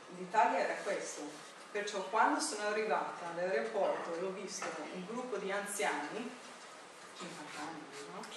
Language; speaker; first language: Italian; non-native, fluent; English